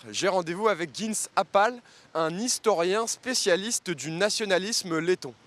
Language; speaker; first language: French; native; French